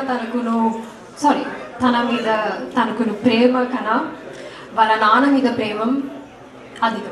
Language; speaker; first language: Telugu; non-native, learner; Malayalam